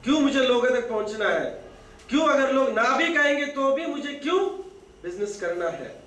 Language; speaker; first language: Hindi; non-native, local second language; Marathi